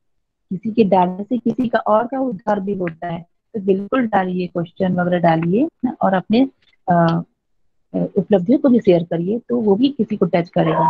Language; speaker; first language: Hindi; native; Hindi